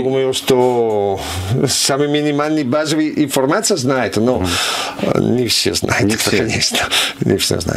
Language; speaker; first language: Russian; non-native, learner; Italian